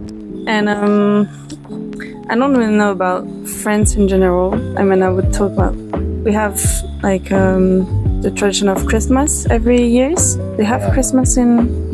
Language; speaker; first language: English; non-native, fluent; French